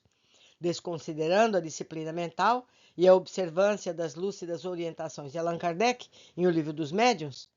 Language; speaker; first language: Portuguese; native; Portuguese